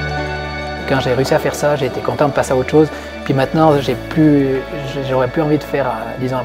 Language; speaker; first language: French; native; French